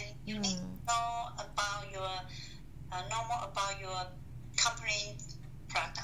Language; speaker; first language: English; non-native, learner; Chinese